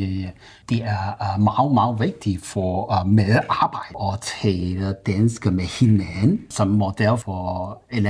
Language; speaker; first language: Danish; non-native, learner; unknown